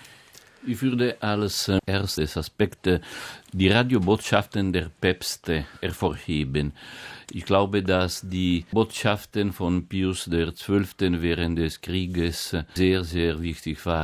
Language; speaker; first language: German; non-native, fluent; Italian